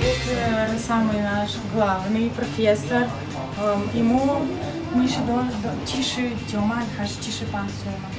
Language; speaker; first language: Russian; native; Russian